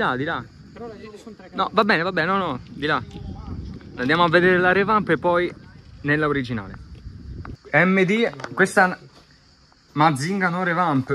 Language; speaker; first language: Italian; native; Italian